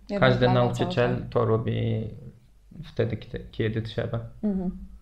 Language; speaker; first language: Polish; non-native, fluent; Turkish